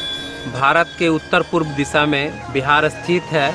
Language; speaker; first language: Hindi; non-native, local second language; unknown